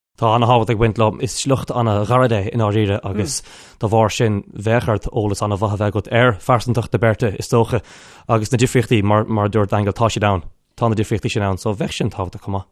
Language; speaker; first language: Irish; non-native, local second language; English